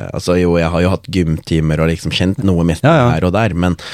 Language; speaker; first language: Norwegian; non-native, local second language; Tamil